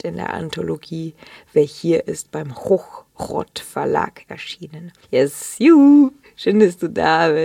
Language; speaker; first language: German; early bilingual, other home language; Russian